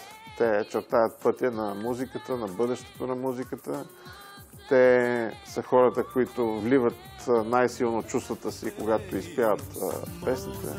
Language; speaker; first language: Bulgarian; native; Bulgarian